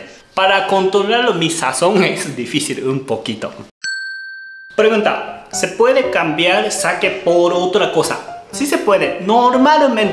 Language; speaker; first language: Spanish; non-native, learner; Japanese